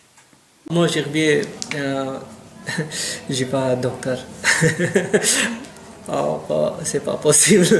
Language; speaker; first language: French; non-native, learner; Pashto